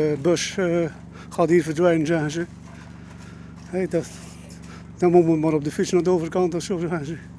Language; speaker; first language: Dutch; native; Dutch